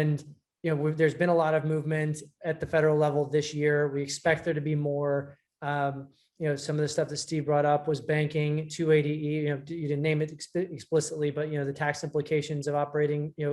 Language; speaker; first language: English; native; English